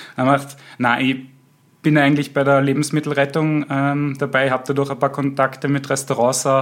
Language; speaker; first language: German; native; German